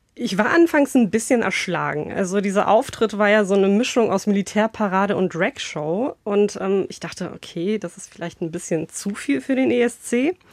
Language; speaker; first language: German; early bilingual, other home language; Bosnian